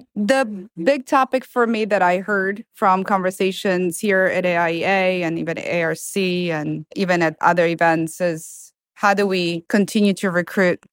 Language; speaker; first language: English; non-native, fluent; Italian